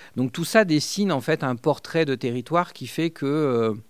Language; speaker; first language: French; non-native, fluent; Spanish